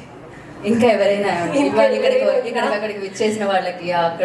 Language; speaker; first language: Telugu; native; Telugu